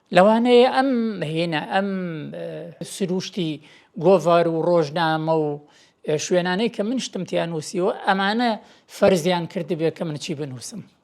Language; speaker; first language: Central Kurdish; non-native, local second language; Gurani